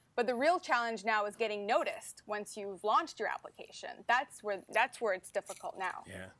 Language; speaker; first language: English; native; English